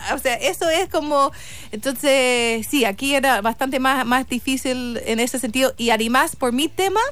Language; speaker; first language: Spanish; non-native, fluent; English